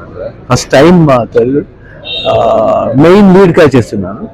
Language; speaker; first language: Telugu; non-native, learner; Kannada